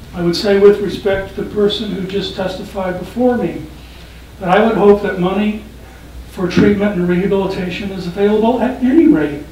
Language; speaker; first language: English; native; English